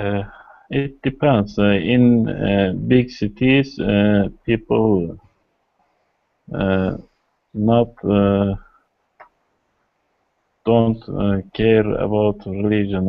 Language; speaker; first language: English; non-native, learner; Kurdish